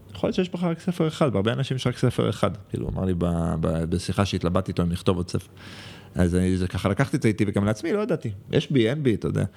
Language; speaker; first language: Hebrew; native; Hebrew